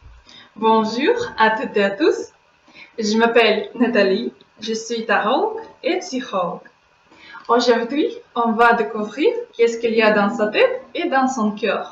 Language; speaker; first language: French; non-native, fluent; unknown